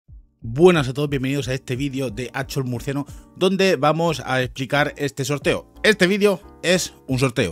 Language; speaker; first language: Spanish; native; Spanish